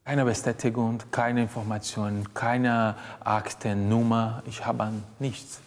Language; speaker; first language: German; non-native, learner; Portuguese